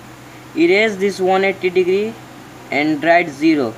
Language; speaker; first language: English; non-native, learner; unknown